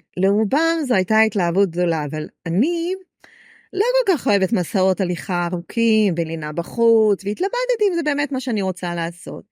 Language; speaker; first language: Hebrew; native; Hebrew